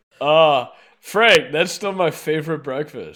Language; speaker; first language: English; native; English